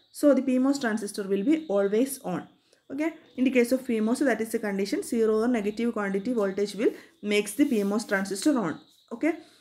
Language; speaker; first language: English; non-native, local second language; Malayalam